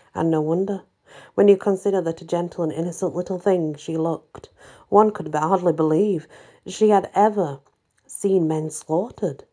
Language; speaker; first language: English; native; English